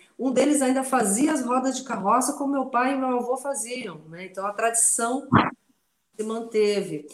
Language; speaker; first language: Portuguese; non-native, local second language; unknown